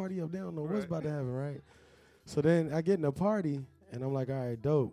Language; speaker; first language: English; native; English